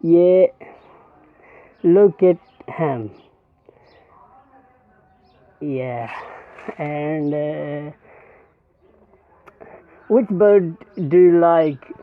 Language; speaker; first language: English; non-native, learner; Pashto